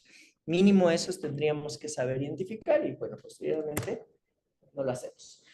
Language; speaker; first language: Spanish; native; Spanish